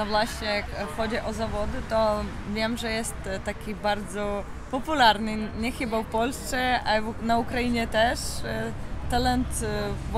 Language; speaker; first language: Polish; non-native, learner; Ukrainian